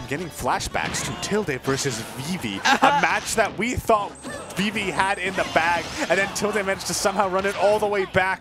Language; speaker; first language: English; native; English